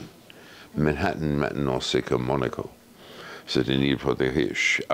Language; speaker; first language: French; non-native, fluent; English